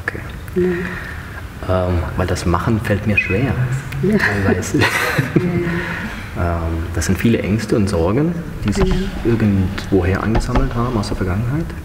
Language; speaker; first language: German; native; German